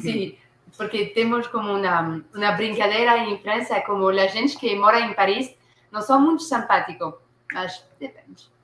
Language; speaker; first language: Portuguese; non-native, learner; French